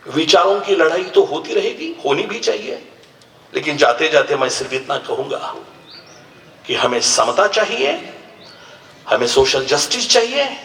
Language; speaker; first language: Hindi; non-native, local second language; Marathi